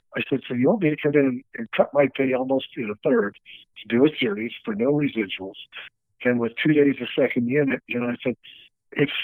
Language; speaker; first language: English; native; English